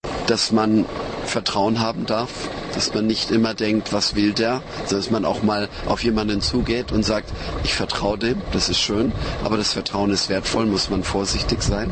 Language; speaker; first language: German; native; German